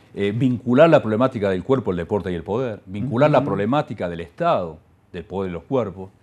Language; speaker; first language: Spanish; native; Spanish